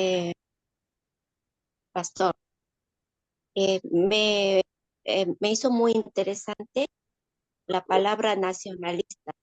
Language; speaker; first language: Spanish; non-native, learner; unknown